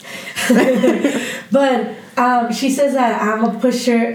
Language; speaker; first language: English; early bilingual, other home language; Spanish